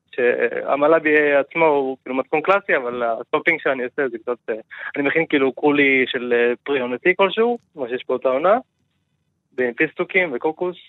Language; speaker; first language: Hebrew; non-native, fluent; Turkish